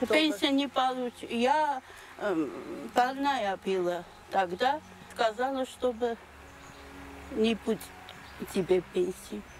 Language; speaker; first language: Russian; non-native, learner; Armenian